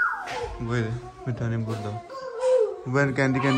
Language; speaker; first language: Turkish; non-native, learner; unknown